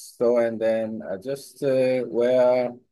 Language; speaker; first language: English; non-native, learner; Korean